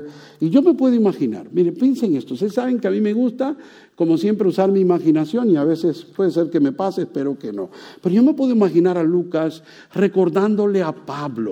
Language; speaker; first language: Spanish; native; Spanish